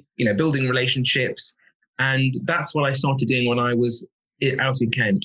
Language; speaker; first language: English; native; English